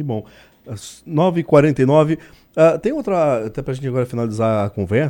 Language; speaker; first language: Portuguese; native; Portuguese